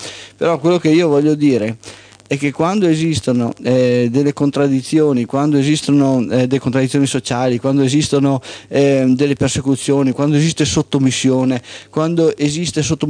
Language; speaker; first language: Italian; native; Italian